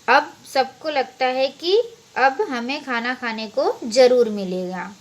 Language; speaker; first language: Hindi; non-native, local second language; Gujarati